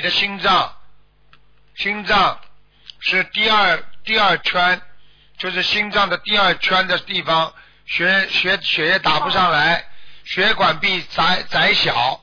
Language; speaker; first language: Chinese; native; Chinese